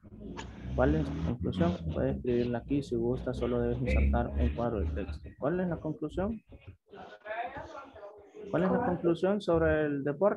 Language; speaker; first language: Spanish; native; Spanish